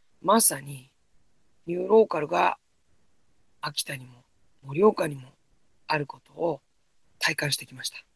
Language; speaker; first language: Japanese; native; Japanese